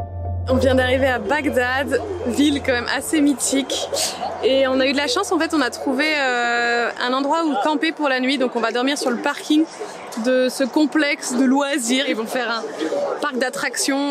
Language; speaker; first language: French; native; French